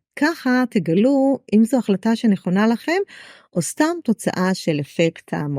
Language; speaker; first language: Hebrew; native; Hebrew